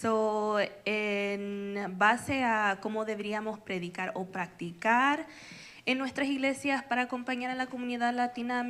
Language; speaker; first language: Spanish; early bilingual, other home language; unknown